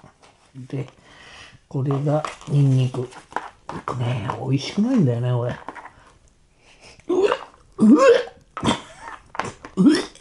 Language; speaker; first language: Japanese; native; Japanese